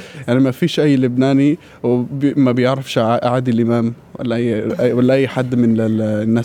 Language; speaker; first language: Arabic; early bilingual, heritage; Arabic